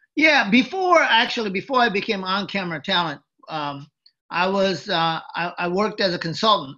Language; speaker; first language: English; early bilingual, other home language; Japanese